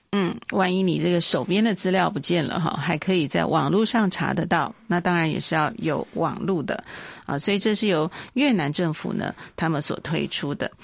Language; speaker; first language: Chinese; native; Chinese